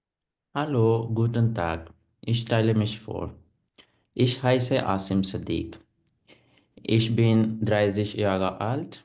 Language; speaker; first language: German; non-native, learner; Punjabi